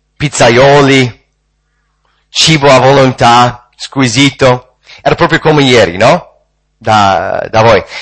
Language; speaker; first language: Italian; non-native, fluent; English